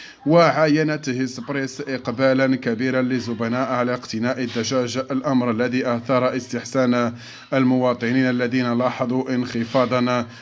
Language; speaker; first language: Arabic; native; Arabic